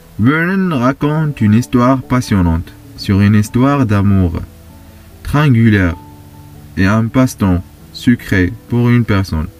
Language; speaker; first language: French; non-native, fluent; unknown